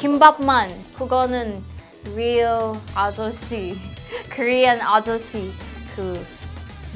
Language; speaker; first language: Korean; non-native, learner; Filipino